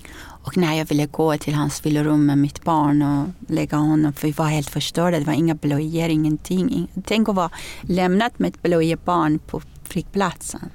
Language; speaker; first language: Swedish; non-native, fluent; Persian